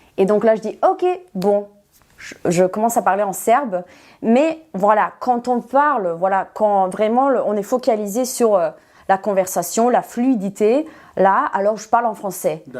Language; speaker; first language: French; non-native, fluent; Serbian